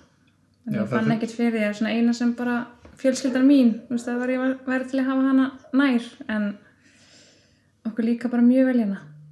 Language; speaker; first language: Icelandic; native; Icelandic